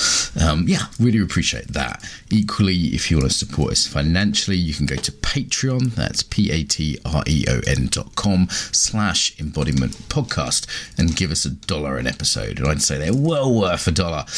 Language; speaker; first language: English; native; English